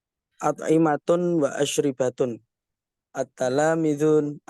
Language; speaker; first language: Arabic; non-native, learner; Indonesian